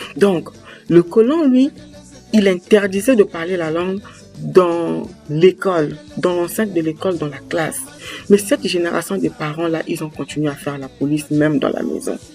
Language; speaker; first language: French; native; French